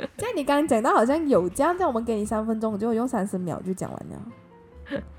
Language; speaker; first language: Chinese; native; Chinese